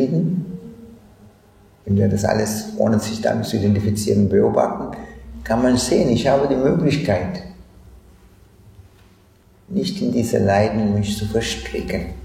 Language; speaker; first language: German; non-native, fluent; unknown